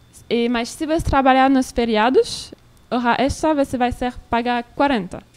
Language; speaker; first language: Portuguese; non-native, learner; French